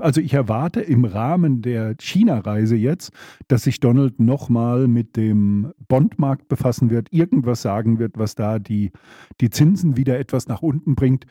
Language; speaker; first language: German; native; German